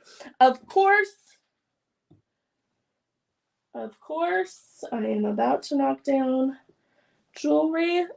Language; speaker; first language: English; native; English